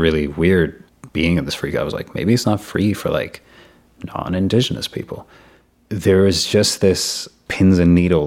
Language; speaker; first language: English; non-native, local second language; Urdu